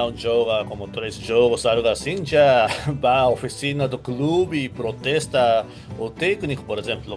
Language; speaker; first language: Portuguese; non-native, learner; Japanese